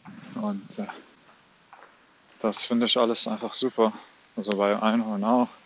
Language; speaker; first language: German; non-native, fluent; Arabic